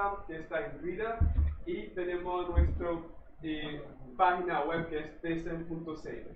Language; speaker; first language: Spanish; non-native, fluent; Haitian Creole